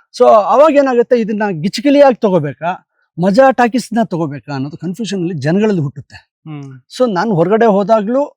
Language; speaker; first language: Kannada; native; Kannada